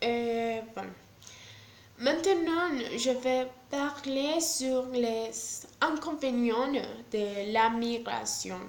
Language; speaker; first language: French; non-native, learner; Spanish